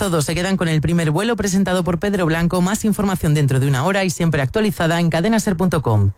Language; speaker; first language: Spanish; native; Spanish